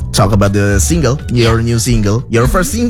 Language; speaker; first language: English; non-native, fluent; Indonesian